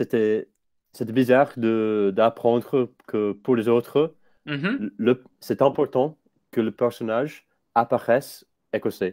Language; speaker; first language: French; non-native, fluent; English